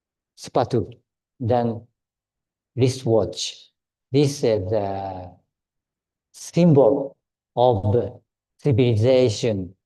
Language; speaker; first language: English; non-native, fluent; Japanese